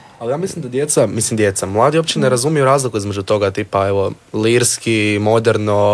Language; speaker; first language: Serbian; native; Serbian